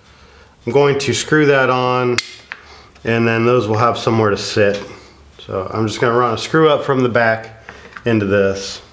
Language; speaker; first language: English; native; English